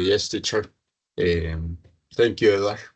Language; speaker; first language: English; non-native, learner; Spanish